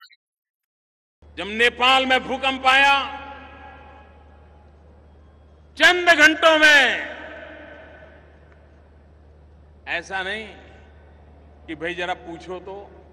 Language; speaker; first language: Hindi; non-native, local second language; Gujarati